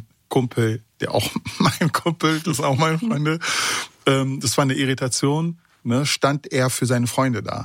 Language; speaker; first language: German; early bilingual, other home language; Kurdish